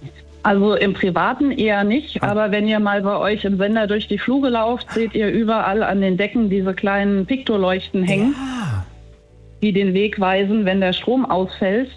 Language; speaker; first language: German; native; German